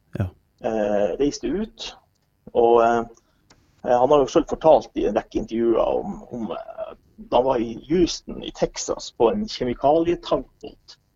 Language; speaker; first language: Norwegian; native; Norwegian